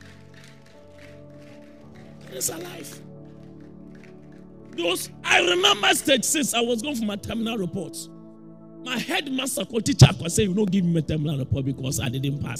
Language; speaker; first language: English; non-native, local second language; Akan